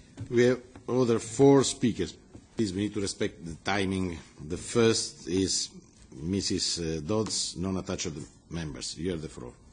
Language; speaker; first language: English; non-native, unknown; Italian